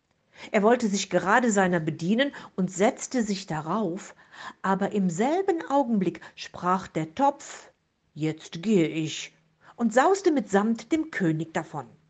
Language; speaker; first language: German; native; German